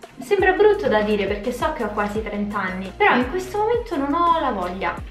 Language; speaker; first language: Italian; native; Italian